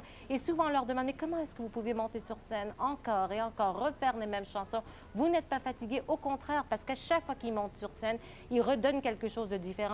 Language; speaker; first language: French; native; French